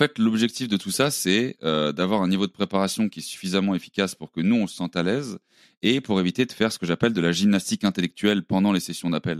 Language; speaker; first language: French; native; French